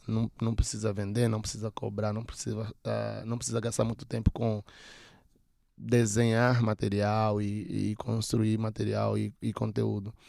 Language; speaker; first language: Portuguese; native; Portuguese